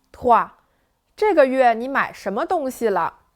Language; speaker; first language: Chinese; non-native, fluent; French